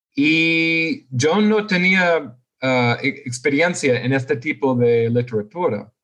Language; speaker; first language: Spanish; non-native, fluent; English